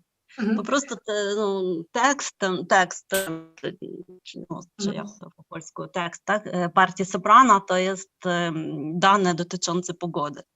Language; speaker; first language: Polish; non-native, fluent; Ukrainian